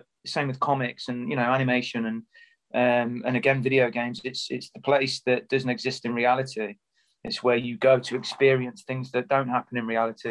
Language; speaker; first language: English; native; English